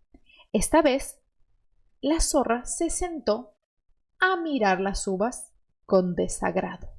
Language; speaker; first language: Spanish; non-native, fluent; Portuguese